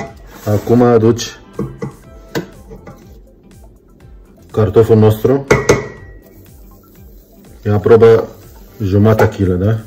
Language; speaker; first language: Romanian; non-native, learner; Arabic